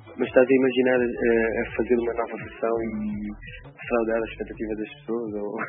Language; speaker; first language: Portuguese; non-native, local second language; Kabuverdianu